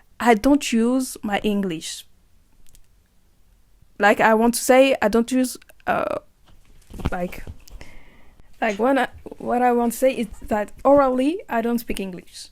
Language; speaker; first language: English; non-native, learner; French